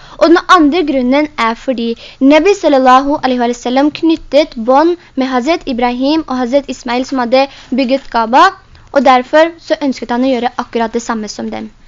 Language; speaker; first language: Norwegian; early bilingual, other home language; Urdu